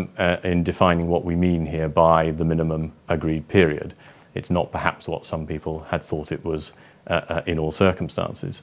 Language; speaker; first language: English; native; English